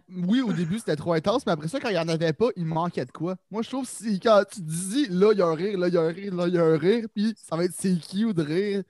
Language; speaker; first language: French; native; French